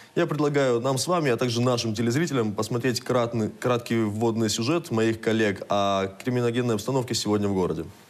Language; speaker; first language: Russian; native; Russian